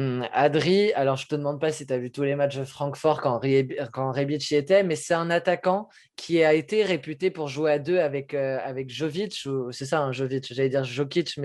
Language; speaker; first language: French; native; French